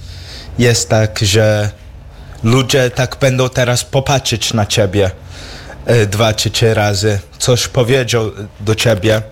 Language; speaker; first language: Polish; early bilingual, heritage; English